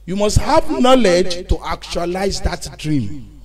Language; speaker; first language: English; non-native, local second language; Yoruba